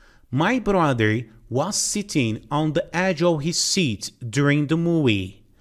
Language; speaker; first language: English; non-native, fluent; Turkish